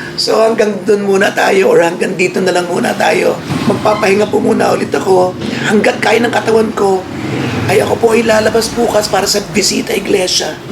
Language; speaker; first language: Filipino; native; Filipino